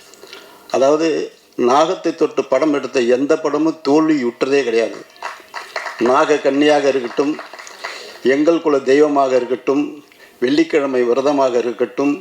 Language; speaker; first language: Tamil; native; Tamil